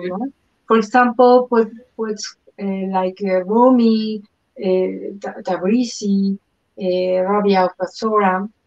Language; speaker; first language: English; non-native, learner; Spanish